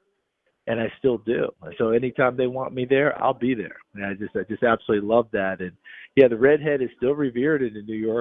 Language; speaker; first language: English; native; English